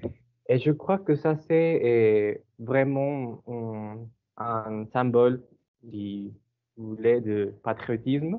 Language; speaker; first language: French; non-native, learner; Spanish